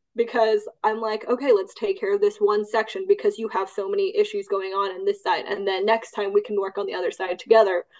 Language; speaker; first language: English; early bilingual, other home language; Cantonese